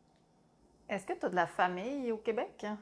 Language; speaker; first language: French; native; French